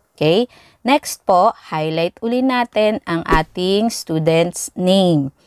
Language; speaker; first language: Filipino; native; Filipino